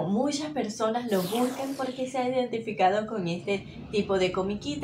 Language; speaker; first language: Spanish; native; Spanish